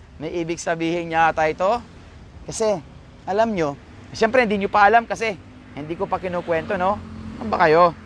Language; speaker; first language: Filipino; non-native, local second language; Pampanga